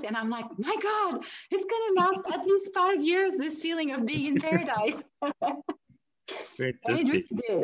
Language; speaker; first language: English; non-native, fluent; French